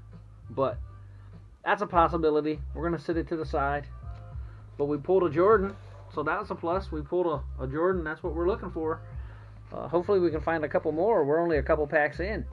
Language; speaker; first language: English; native; English